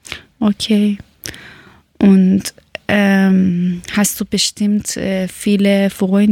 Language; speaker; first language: German; non-native, fluent; Persian